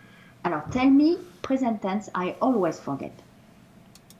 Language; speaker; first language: English; non-native, fluent; French